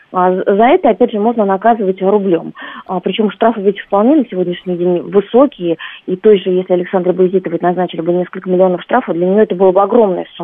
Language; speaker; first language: Russian; native; Russian